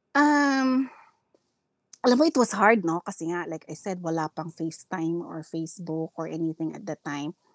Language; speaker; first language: English; non-native, local second language; Filipino